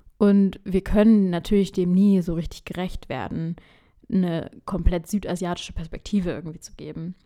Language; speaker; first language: German; early bilingual, other home language; Urdu